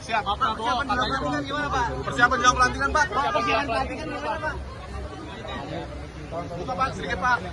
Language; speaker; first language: Indonesian; native; Indonesian